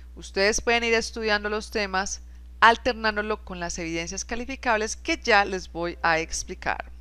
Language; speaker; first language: Spanish; native; Spanish